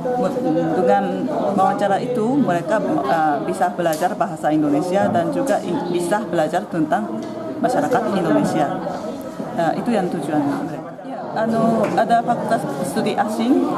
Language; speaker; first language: Indonesian; non-native, fluent; Japanese